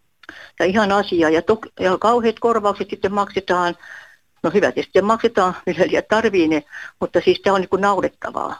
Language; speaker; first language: Finnish; native; Finnish